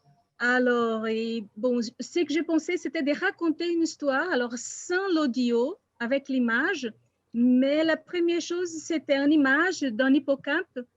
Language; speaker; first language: French; non-native, fluent; Portuguese